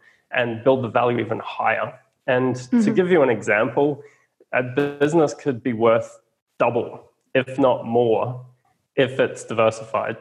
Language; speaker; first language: English; native; English